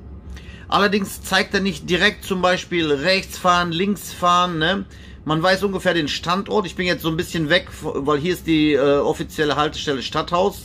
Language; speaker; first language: German; native; German